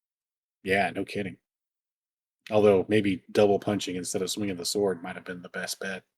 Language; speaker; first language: English; native; English